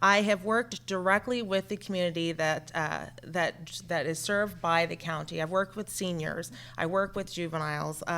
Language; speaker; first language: English; native; English